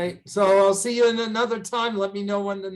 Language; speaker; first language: English; native; English